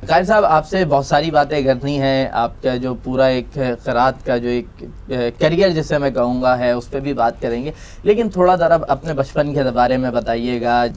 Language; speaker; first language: Urdu; native; Urdu